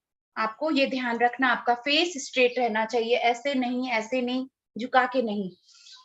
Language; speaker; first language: Hindi; native; Hindi